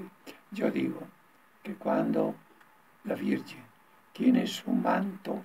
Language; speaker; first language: Spanish; non-native, learner; Italian